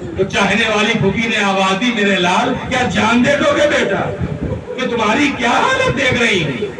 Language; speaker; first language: Urdu; native; Urdu